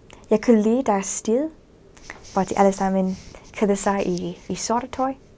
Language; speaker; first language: Danish; non-native, fluent; English